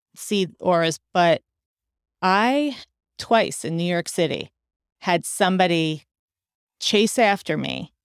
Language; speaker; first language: English; native; English